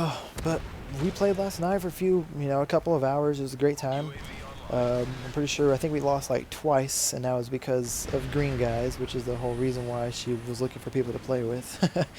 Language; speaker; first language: English; native; English